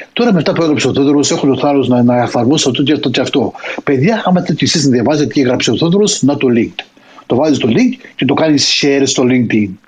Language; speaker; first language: Greek; early bilingual, heritage; Greek